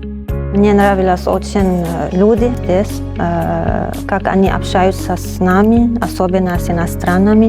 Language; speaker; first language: Russian; non-native, learner; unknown